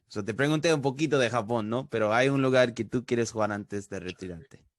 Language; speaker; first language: Spanish; early bilingual, heritage; Spanish